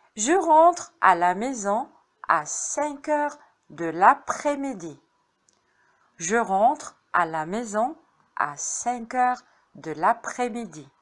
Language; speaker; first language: French; non-native, fluent; Arabic